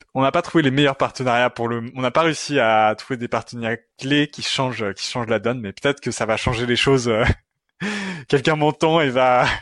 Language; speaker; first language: French; native; French